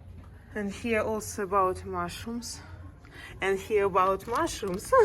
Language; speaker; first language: English; non-native, learner; Russian